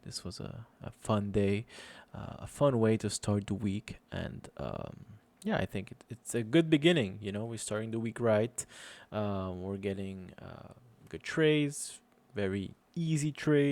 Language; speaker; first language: English; non-native, fluent; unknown